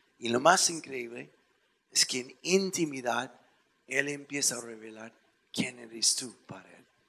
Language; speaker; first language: Spanish; non-native, fluent; English